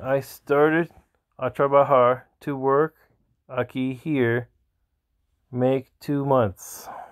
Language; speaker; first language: English; native; English